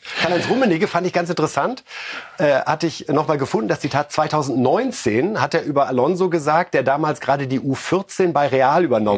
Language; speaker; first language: German; native; German